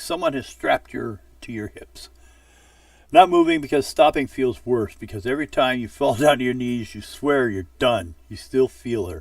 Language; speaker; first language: English; native; English